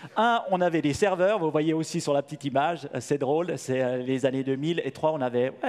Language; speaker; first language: French; native; French